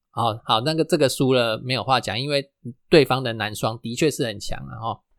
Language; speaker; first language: Chinese; non-native, local second language; Min Nan Chinese